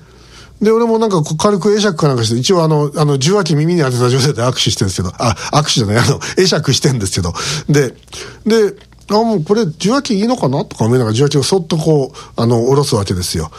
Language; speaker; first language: Japanese; native; Japanese